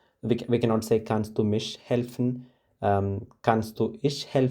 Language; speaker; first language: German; non-native, fluent; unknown